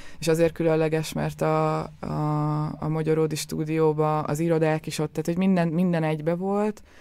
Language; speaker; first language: Hungarian; native; Hungarian